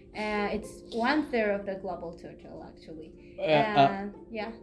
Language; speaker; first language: English; non-native, fluent; Spanish